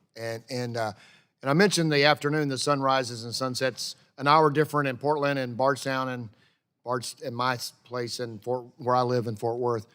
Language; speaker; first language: English; native; English